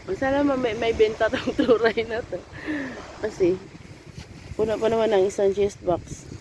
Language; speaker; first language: Filipino; non-native, local second language; Masbatenyo